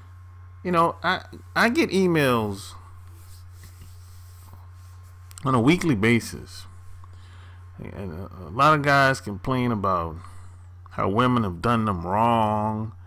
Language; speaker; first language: English; native; English